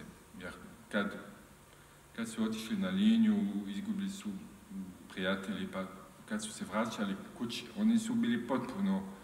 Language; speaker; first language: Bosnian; non-native, learner; French